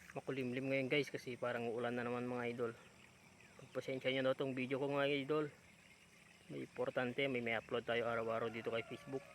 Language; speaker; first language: Filipino; non-native, local second language; Iloko